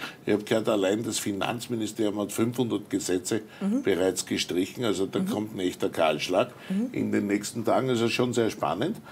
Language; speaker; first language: German; native; German